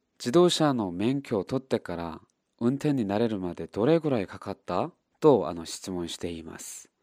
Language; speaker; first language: Japanese; non-native, fluent; Korean